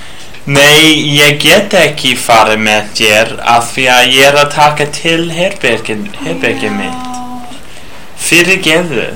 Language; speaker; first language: Icelandic; non-native, learner; English